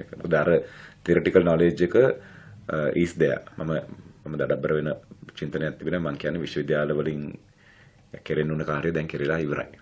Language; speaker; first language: Sinhala; non-native, local second language; Tamil